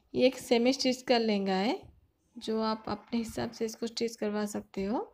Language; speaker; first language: Hindi; native; Hindi